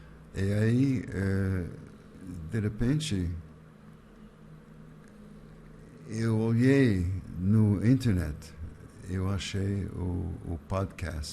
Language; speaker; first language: Portuguese; non-native, fluent; English